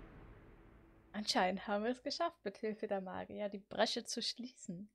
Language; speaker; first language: German; native; German